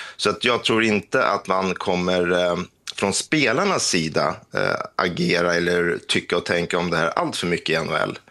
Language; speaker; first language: Swedish; native; Swedish